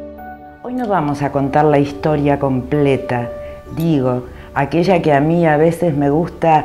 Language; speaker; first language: Spanish; native; Spanish